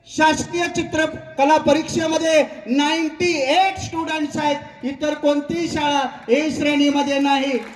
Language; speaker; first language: Marathi; native; Marathi